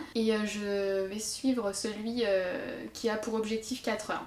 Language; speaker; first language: French; native; French